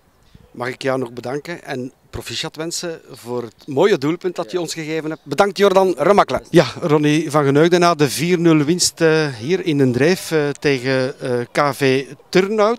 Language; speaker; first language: Dutch; native; Dutch